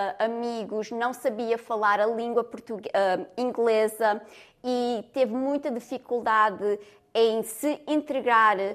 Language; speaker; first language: Portuguese; early bilingual, other home language; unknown